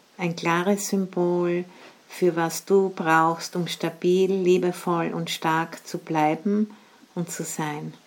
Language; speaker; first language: German; native; German